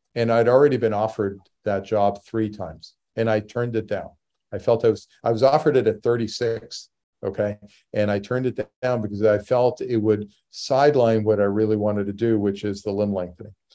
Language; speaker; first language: English; native; English